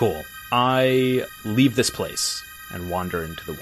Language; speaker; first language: English; native; English